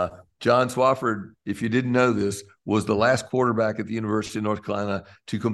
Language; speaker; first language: English; native; English